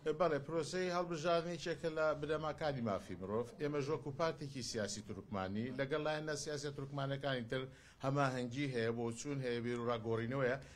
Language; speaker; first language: Central Kurdish; non-native, local second language; Azerbaijani